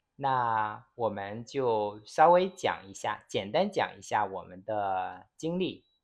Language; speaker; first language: Chinese; native; Chinese